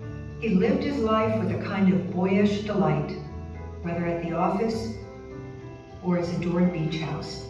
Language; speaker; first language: English; native; English